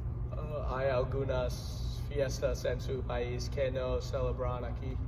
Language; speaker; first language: Spanish; non-native, learner; English